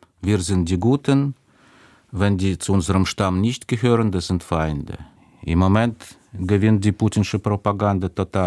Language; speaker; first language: German; non-native, fluent; Russian